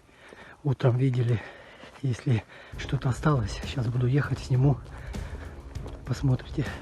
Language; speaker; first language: Russian; native; Russian